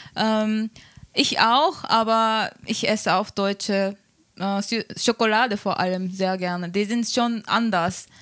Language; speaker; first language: German; non-native, fluent; Japanese